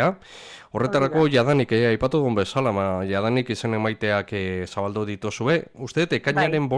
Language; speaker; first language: Basque; native; Basque